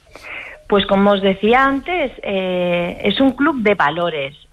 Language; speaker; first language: Spanish; native; Spanish